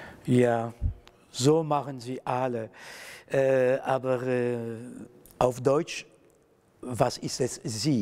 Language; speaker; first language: German; non-native, fluent; French